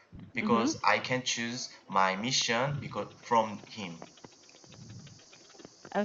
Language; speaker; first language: English; non-native, learner; Korean